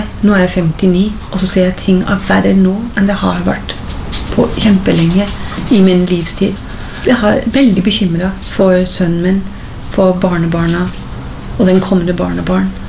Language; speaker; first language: Norwegian; non-native, fluent; English